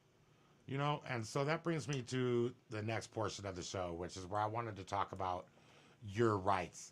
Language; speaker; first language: English; native; English